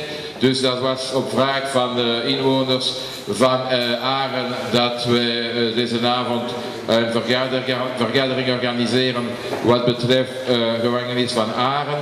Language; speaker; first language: Dutch; non-native, local second language; French